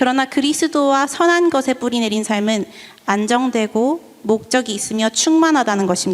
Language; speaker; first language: Korean; native; Korean